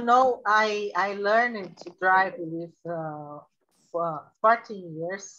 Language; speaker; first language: English; non-native, learner; Portuguese